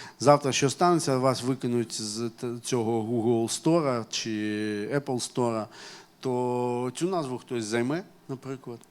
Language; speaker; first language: Ukrainian; non-native, local second language; Russian